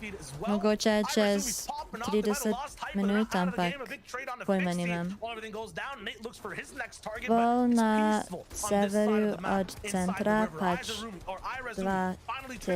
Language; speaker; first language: Slovenian; early bilingual, heritage; Slovenian